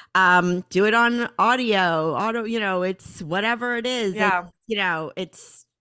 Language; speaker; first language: English; native; English